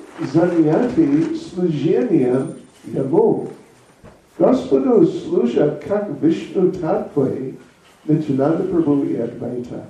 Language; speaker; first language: Russian; non-native, learner; English